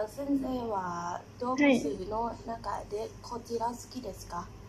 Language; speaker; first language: Japanese; non-native, learner; Thai